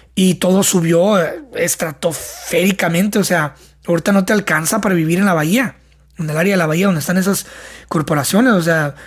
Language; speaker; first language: Spanish; native; Spanish